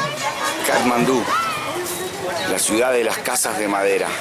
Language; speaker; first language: Spanish; native; Spanish